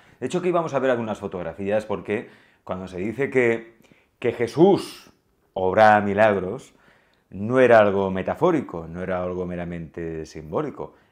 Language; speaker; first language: Spanish; native; Spanish